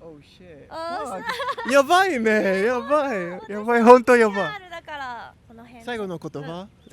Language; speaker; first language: Japanese; non-native, learner; English